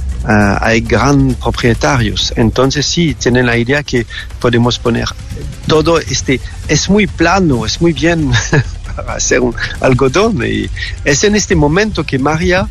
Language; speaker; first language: Spanish; non-native, learner; French